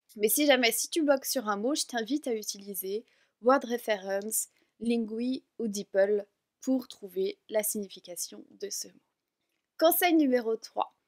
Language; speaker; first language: French; native; French